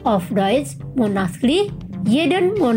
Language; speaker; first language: German; non-native, fluent; Indonesian